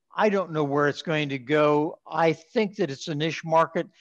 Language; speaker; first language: English; native; English